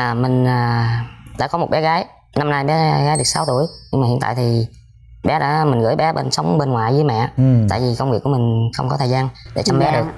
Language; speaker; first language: Vietnamese; native; Vietnamese